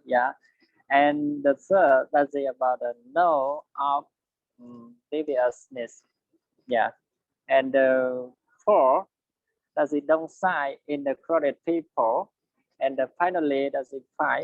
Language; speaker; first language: English; non-native, learner; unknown